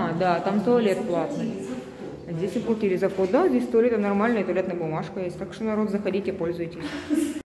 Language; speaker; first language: Russian; native; Russian